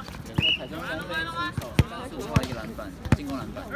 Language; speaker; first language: Chinese; native; Chinese